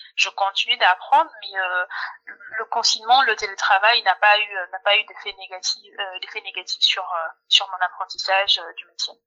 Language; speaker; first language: French; non-native, local second language; Lingala